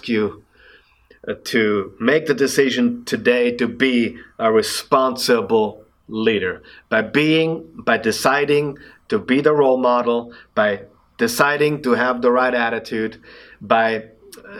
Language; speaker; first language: English; non-native, fluent; German